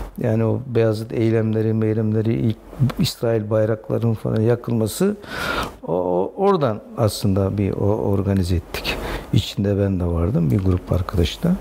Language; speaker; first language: Turkish; non-native, local second language; Zaza